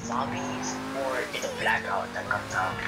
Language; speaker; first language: English; native; English